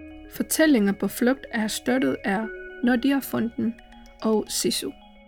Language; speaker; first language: Danish; non-native, fluent; Tamil